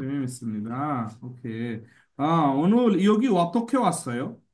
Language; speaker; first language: Korean; non-native, fluent; Bangla